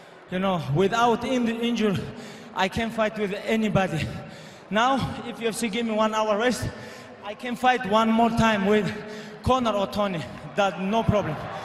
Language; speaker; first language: English; non-native, learner; Avaric